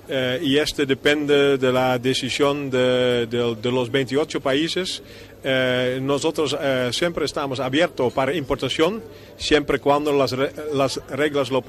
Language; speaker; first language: Spanish; non-native, fluent; Dutch